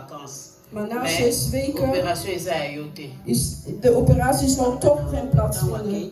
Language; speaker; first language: Dutch; non-native, fluent; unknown